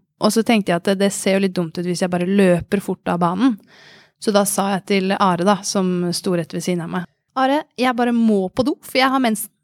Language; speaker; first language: Norwegian; native; Norwegian